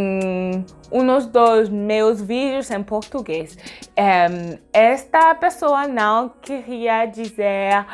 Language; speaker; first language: Portuguese; non-native, learner; French